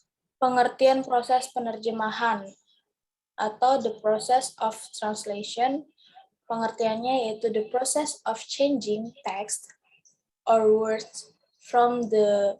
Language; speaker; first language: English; non-native, learner; Indonesian